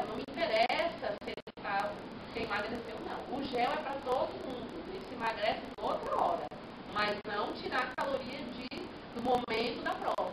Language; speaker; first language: Portuguese; native; Portuguese